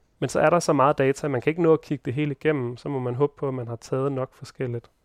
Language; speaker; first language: Danish; native; Danish